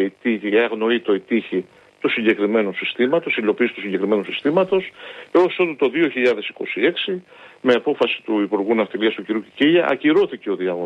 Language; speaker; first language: Greek; native; Greek